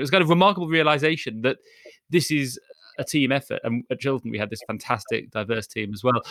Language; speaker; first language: English; native; English